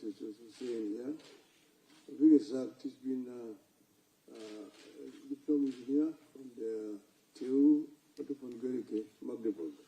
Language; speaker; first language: German; non-native, fluent; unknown